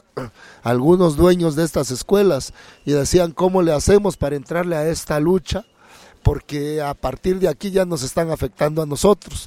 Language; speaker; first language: Spanish; native; Spanish